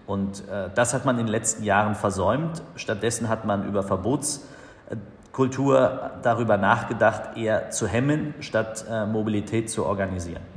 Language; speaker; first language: German; native; German